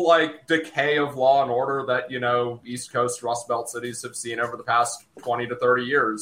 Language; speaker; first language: English; native; English